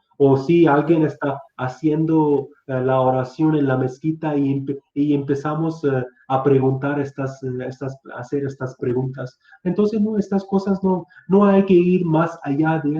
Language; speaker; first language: Spanish; non-native, fluent; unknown